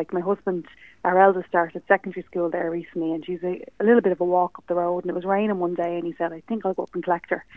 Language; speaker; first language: English; native; English